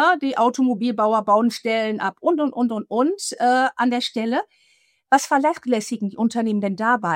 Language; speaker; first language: German; native; German